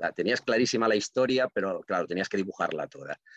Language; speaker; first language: Spanish; non-native, local second language; Catalan